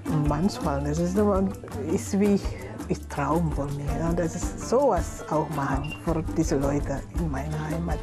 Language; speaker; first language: German; non-native, learner; Indonesian